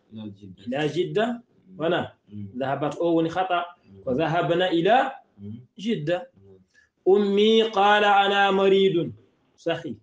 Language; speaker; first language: Arabic; non-native, fluent; Wolof